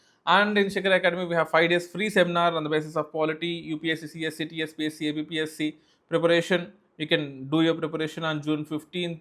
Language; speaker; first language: English; non-native, local second language; Telugu